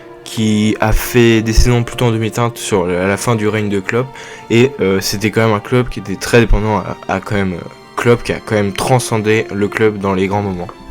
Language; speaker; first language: French; native; French